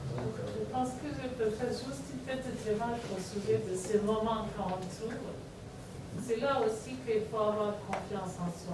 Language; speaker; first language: French; non-native, fluent; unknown